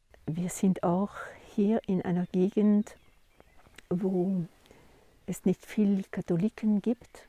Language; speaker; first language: German; non-native, fluent; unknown